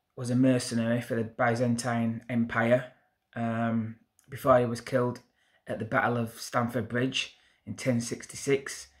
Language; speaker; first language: English; native; English